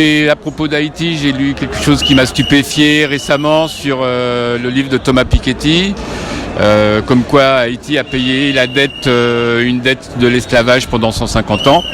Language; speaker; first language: French; native; French